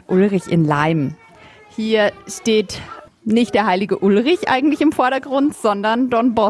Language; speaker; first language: German; native; German